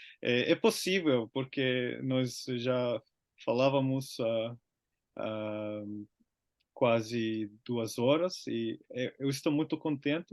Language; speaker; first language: Portuguese; non-native, learner; Finnish